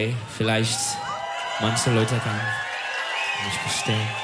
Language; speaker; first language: German; non-native, learner; Turkish